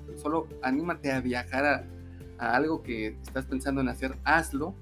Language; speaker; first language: Spanish; native; Spanish